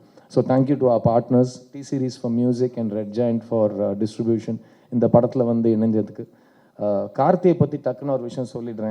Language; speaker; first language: Tamil; native; Tamil